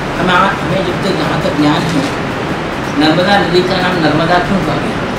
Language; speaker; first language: Hindi; native; Hindi